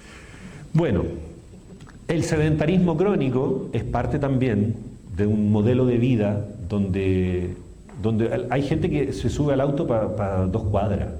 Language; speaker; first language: Spanish; native; Spanish